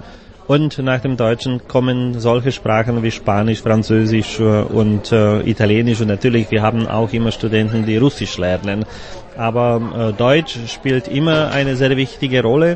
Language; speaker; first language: German; non-native, fluent; Slovak